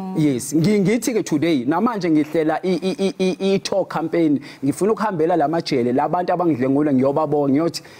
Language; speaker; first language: Zulu; native; Zulu